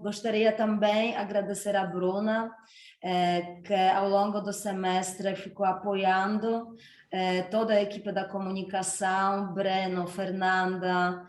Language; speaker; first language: Portuguese; non-native, fluent; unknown